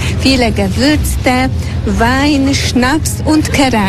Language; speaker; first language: German; non-native, learner; Hungarian